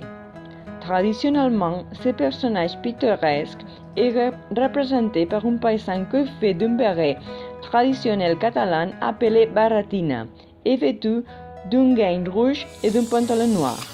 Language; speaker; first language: French; non-native, fluent; Catalan